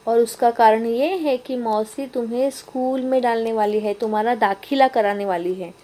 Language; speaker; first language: Hindi; non-native, local second language; Marathi